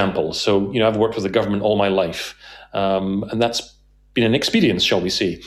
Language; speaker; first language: English; native; English